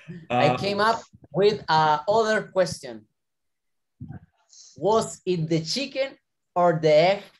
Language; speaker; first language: English; non-native, learner; Spanish